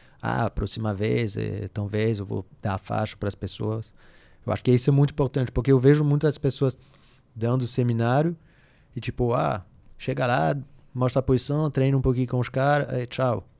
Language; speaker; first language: Portuguese; non-native, fluent; French